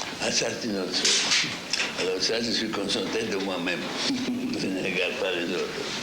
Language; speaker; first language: French; non-native, fluent; Russian